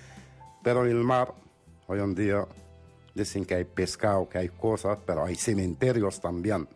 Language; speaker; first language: Spanish; non-native, fluent; Arabic